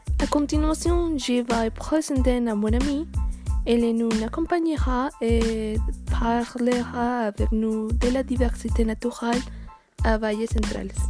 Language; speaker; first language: French; non-native, learner; Spanish